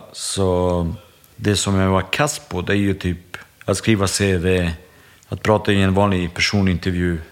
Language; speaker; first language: Swedish; early bilingual, other home language; Bosnian